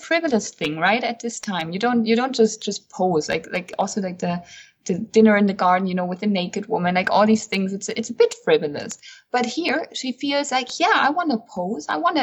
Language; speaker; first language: English; non-native, fluent; German